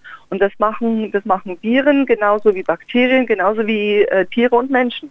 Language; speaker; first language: German; native; German